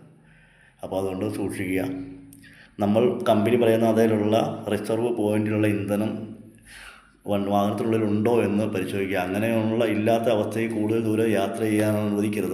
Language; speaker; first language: Malayalam; native; Malayalam